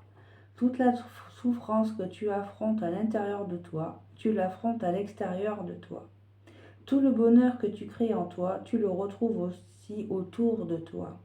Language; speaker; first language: French; native; French